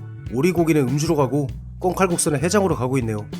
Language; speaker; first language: Korean; native; Korean